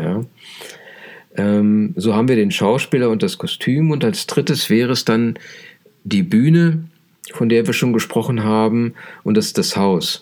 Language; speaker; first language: German; native; German